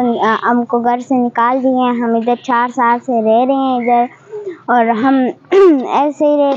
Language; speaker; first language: Hindi; non-native, learner; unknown